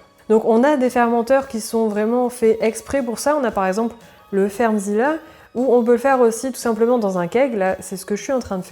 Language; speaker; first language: French; native; French